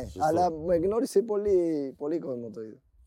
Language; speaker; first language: Greek; non-native, fluent; Spanish